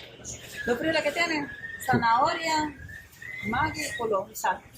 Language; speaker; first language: Spanish; native; Spanish